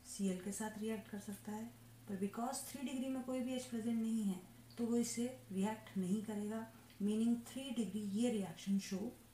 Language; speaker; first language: Hindi; native; Hindi